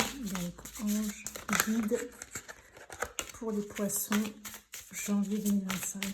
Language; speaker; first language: French; native; French